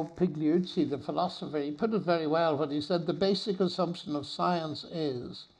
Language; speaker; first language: English; native; English